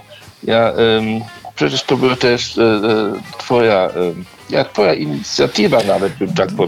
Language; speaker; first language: Polish; early bilingual, heritage; Polish